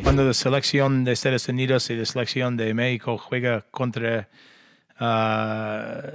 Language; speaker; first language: Spanish; non-native, learner; English